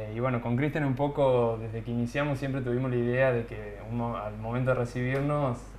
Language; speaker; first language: Spanish; native; Spanish